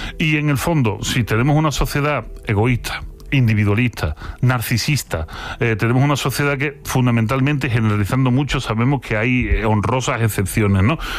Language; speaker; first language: Spanish; native; Spanish